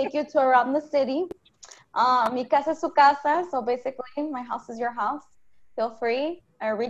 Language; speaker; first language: English; native; English